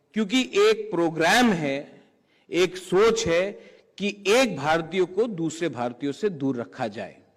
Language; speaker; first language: Hindi; non-native, local second language; Kok Borok